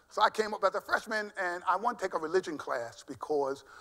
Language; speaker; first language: English; native; English